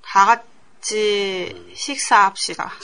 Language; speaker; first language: Korean; non-native, learner; Japanese